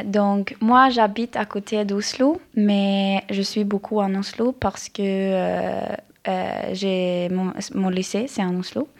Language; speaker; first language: French; non-native, learner; Norwegian